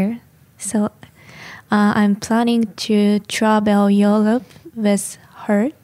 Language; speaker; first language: English; non-native, learner; Japanese